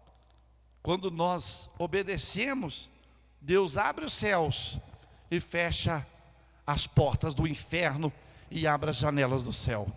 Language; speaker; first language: Portuguese; native; Portuguese